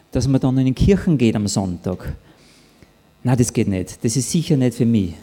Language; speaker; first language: German; native; German